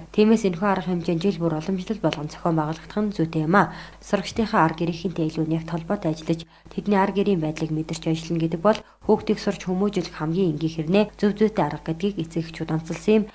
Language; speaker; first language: Mongolian; native; Mongolian